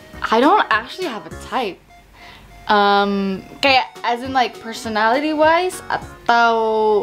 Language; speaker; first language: English; early bilingual, heritage; English